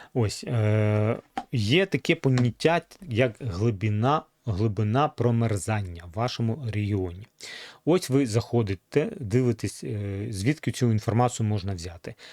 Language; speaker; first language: Ukrainian; non-native, local second language; Russian